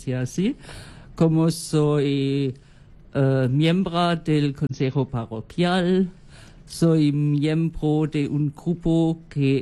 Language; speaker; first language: Spanish; non-native, learner; German